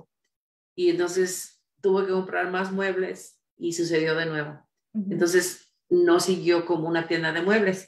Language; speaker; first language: Spanish; early bilingual, heritage; Spanish